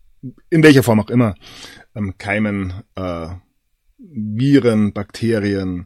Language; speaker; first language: German; native; German